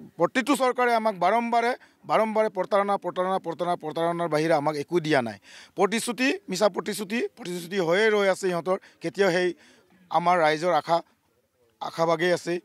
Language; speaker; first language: Assamese; native; Assamese